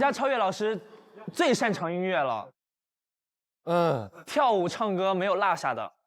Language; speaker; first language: Chinese; native; Chinese